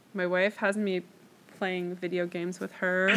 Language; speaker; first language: English; native; English